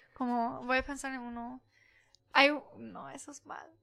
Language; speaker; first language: Spanish; early bilingual, heritage; Spanish